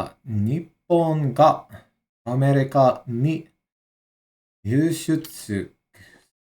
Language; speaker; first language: Japanese; non-native, learner; English